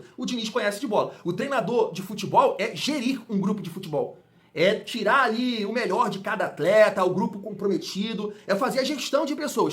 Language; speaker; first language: Portuguese; native; Portuguese